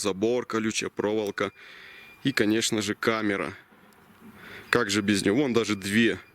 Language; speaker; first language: Russian; native; Russian